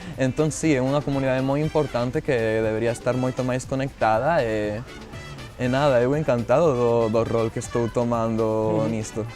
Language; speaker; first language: Galician; non-native, local second language; Spanish